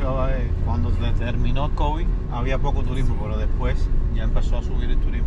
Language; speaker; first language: Spanish; native; Spanish